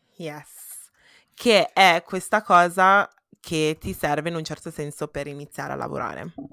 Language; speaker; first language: Italian; early bilingual, heritage; Italian